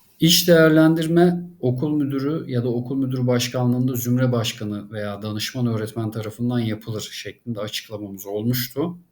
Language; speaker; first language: Turkish; native; Turkish